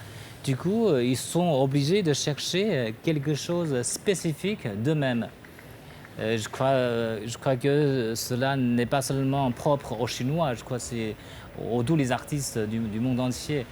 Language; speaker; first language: French; non-native, fluent; Chinese